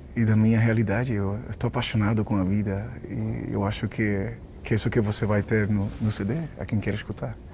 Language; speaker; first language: Portuguese; non-native, fluent; Spanish